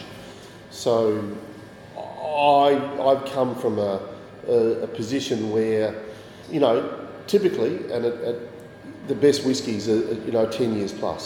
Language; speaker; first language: English; native; English